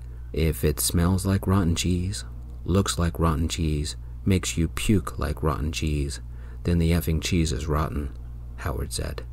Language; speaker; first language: English; native; English